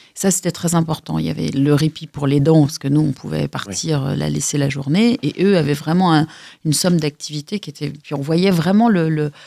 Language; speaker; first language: French; native; French